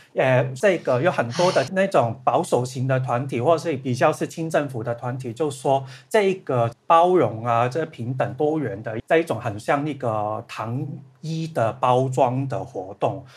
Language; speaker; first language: Chinese; non-native, local second language; Cantonese